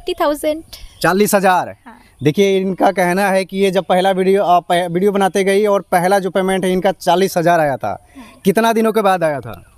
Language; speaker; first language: Hindi; native; Hindi